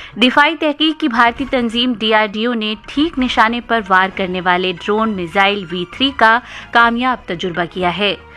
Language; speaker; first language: Urdu; native; Urdu